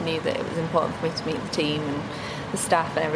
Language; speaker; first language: English; native; English